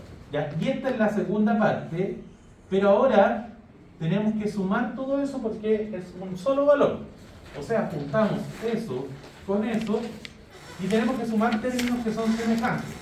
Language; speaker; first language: Spanish; native; Spanish